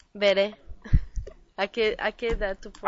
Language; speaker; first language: Italian; non-native, learner; Spanish